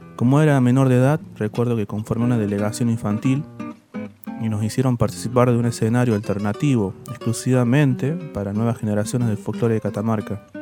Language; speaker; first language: Spanish; native; Spanish